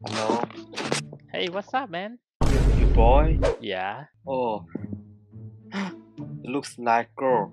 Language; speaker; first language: English; non-native, local second language; Chinese